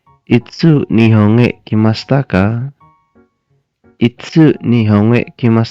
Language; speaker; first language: Japanese; non-native, fluent; Indonesian